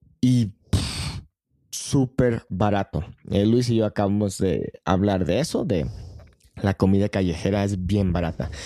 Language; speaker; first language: Spanish; non-native, fluent; English